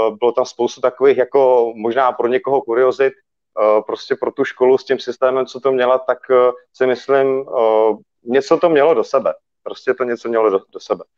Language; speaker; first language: Czech; early bilingual, other home language; Russian